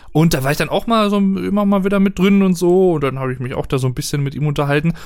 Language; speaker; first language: German; native; German